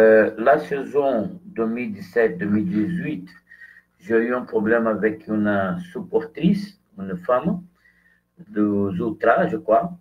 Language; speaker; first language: French; non-native, fluent; Portuguese